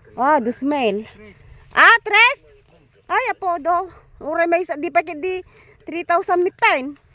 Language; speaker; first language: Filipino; non-native, local second language; Iloko